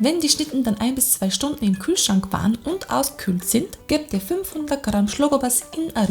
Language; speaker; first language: German; native; German